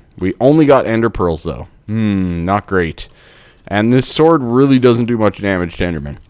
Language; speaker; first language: English; native; English